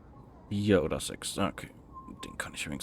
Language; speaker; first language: German; native; German